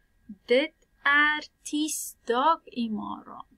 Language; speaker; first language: Swedish; non-native, fluent; Persian